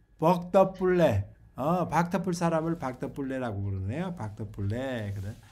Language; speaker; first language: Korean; native; Korean